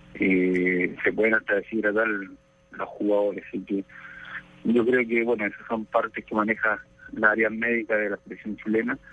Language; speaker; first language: Spanish; native; Spanish